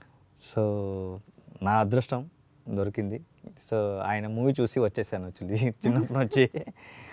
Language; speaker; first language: Telugu; non-native, learner; Kannada